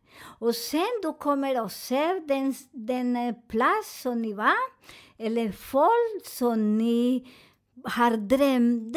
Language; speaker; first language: Swedish; non-native, learner; Spanish